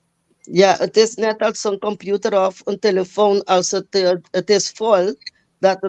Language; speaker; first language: Dutch; non-native, fluent; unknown